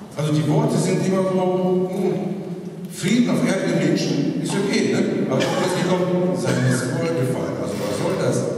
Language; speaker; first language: German; non-native, fluent; Russian